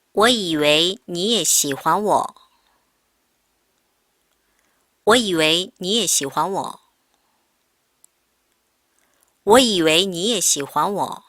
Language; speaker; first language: Chinese; non-native, fluent; Korean